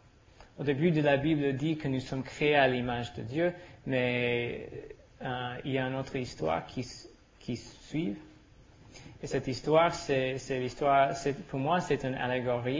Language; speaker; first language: French; non-native, learner; English